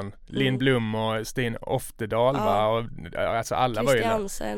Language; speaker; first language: Swedish; native; Swedish